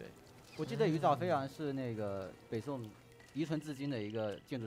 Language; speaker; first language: Chinese; native; Chinese